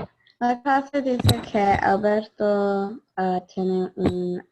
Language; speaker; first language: Spanish; non-native, learner; English